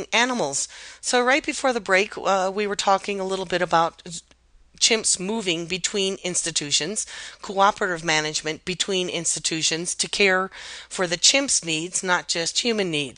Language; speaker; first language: English; native; English